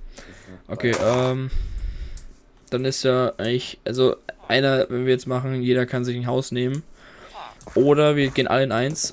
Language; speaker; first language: German; native; German